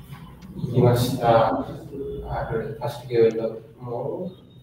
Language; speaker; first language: Japanese; non-native, learner; Bangla